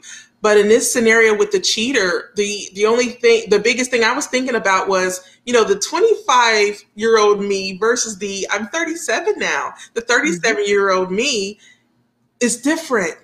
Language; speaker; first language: English; native; English